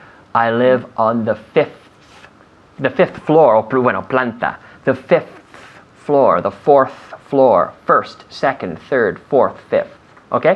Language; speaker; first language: English; non-native, fluent; Spanish